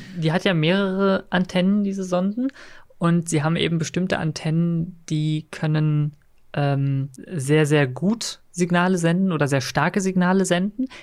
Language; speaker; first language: German; native; German